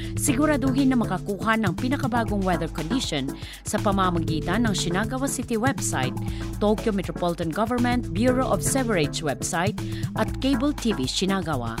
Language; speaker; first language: Filipino; native; Filipino